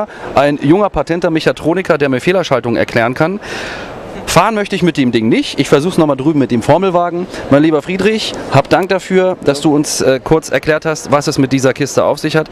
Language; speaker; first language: German; native; German